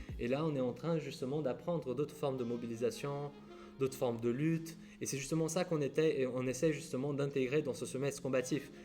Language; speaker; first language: French; non-native, fluent; Portuguese